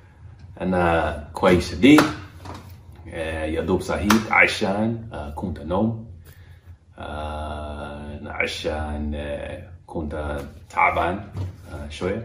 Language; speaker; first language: Arabic; non-native, learner; English